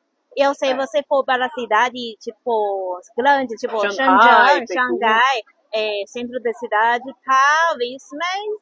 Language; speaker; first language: Portuguese; non-native, fluent; Chinese